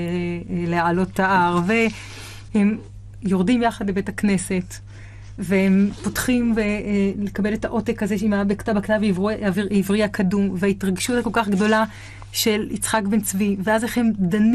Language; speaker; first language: Hebrew; native; Hebrew